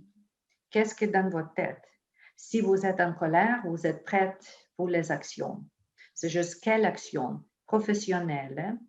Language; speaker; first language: French; non-native, fluent; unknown